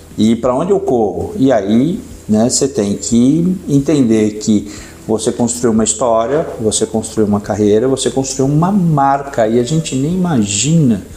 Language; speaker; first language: Portuguese; native; Portuguese